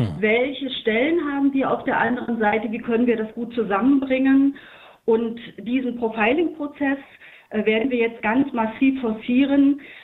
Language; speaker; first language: German; native; German